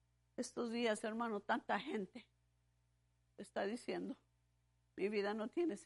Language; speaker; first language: Spanish; early bilingual, heritage; Spanish